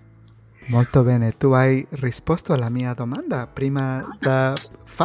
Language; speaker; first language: Italian; non-native, learner; Spanish